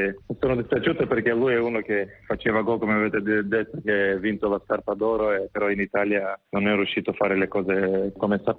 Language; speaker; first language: Italian; non-native, fluent; Macedonian